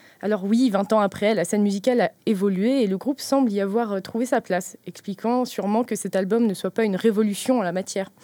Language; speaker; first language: French; native; French